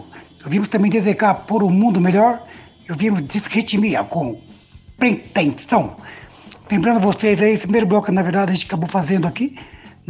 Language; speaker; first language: Portuguese; native; Portuguese